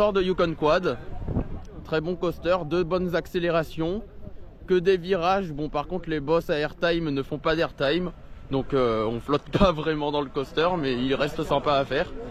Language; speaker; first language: French; native; French